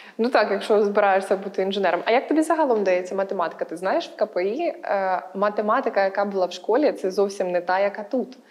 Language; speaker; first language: Ukrainian; native; Ukrainian